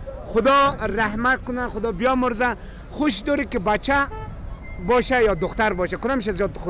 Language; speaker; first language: Persian; native; Persian